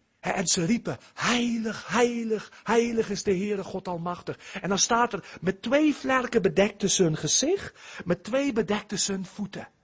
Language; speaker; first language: Dutch; early bilingual, heritage; Dutch